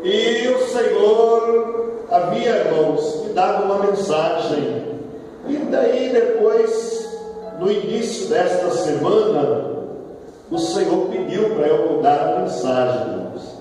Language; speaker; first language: Portuguese; native; Portuguese